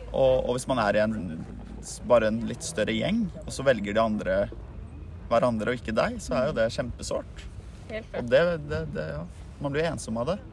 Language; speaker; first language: Norwegian; native; Norwegian